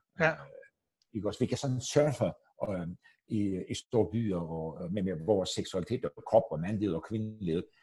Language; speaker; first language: Danish; non-native, fluent; Turkish